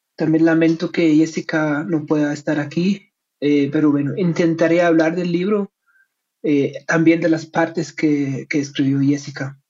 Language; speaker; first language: Spanish; non-native, fluent; German